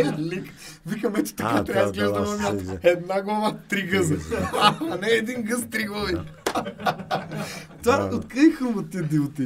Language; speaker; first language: Bulgarian; native; Bulgarian